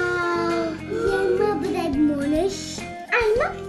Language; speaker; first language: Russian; non-native, learner; Tajik